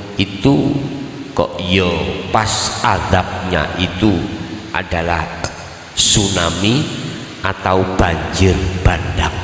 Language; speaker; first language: Indonesian; non-native, local second language; Javanese